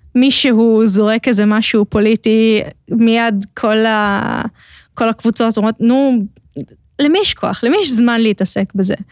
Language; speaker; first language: Hebrew; native; Hebrew